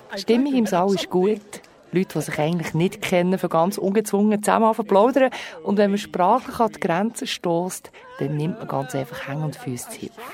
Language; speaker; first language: German; native; German